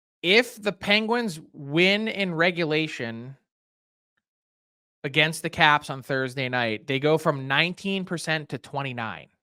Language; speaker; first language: English; native; English